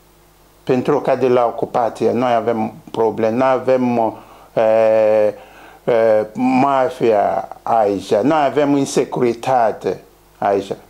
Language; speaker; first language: Romanian; non-native, learner; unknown